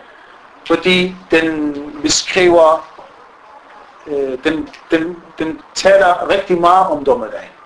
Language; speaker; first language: Danish; non-native, fluent; Arabic